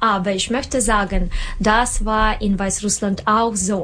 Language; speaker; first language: German; non-native, learner; Russian